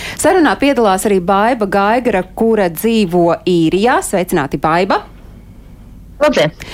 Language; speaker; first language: Latvian; native; Latvian